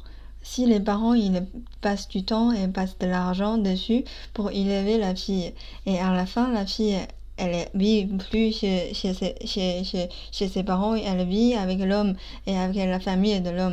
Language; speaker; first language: French; non-native, fluent; Chinese